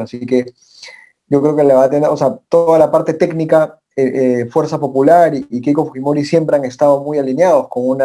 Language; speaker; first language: Spanish; native; Spanish